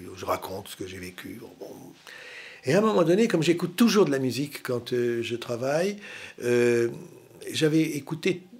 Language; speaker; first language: French; native; French